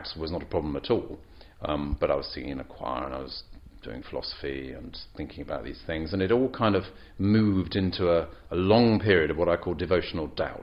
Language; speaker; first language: English; native; English